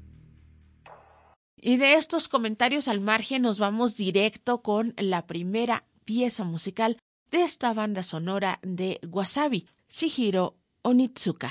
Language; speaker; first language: Spanish; native; Spanish